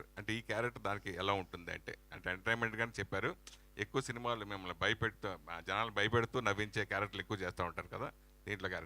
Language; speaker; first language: Telugu; native; Telugu